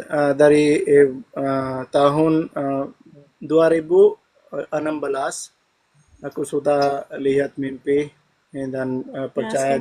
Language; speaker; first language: Indonesian; non-native, learner; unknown